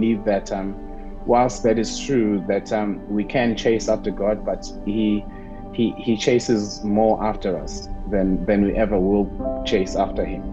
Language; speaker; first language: English; non-native, local second language; Zulu